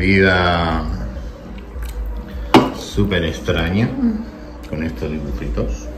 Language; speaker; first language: Spanish; native; Spanish